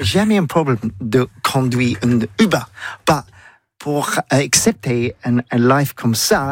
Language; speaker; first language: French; non-native, learner; English